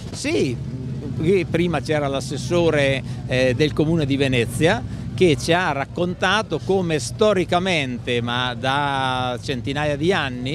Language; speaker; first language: Italian; native; Italian